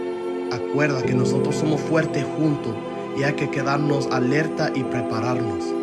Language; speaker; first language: Spanish; early bilingual, heritage; Spanish